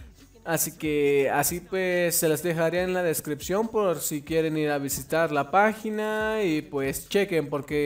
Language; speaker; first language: Spanish; native; Spanish